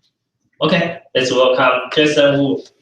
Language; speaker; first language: English; non-native, fluent; Chinese